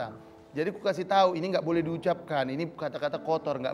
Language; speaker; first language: Indonesian; native; Indonesian